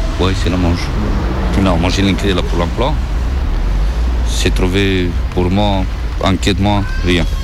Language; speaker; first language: French; non-native, learner; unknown